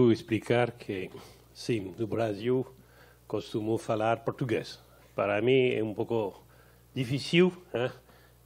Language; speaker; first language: Portuguese; non-native, learner; French